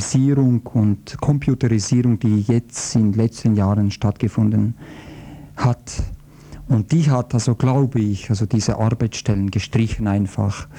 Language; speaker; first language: German; non-native, fluent; Croatian